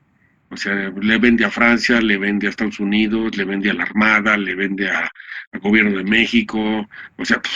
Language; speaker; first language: Spanish; native; Spanish